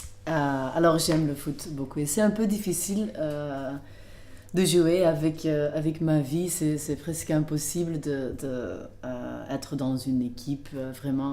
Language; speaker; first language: French; non-native, local second language; Dutch